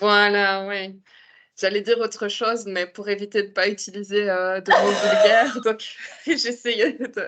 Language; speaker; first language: French; native; French